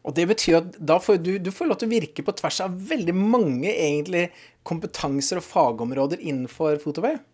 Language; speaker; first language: Norwegian; native; Norwegian